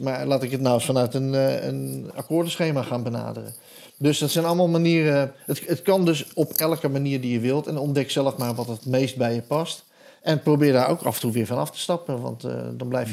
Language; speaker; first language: Dutch; native; Dutch